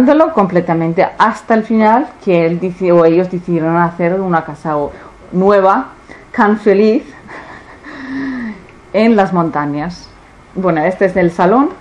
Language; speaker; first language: Spanish; non-native, fluent; Icelandic